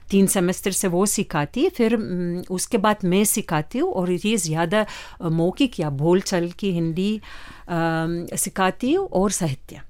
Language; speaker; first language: Hindi; non-native, fluent; Lithuanian